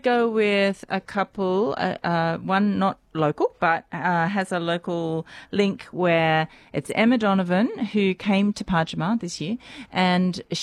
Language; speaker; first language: English; native; English